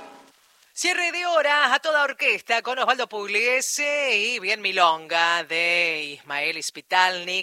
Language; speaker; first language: Spanish; native; Spanish